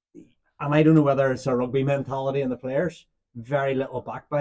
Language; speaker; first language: English; native; English